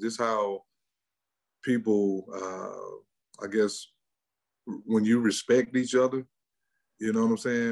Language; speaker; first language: English; native; English